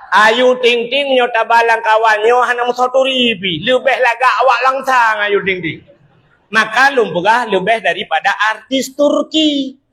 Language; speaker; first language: Malay; non-native, local second language; Achinese